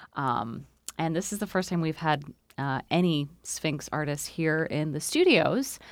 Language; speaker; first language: English; native; English